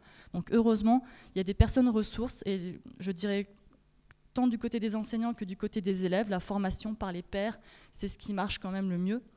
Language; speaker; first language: French; native; French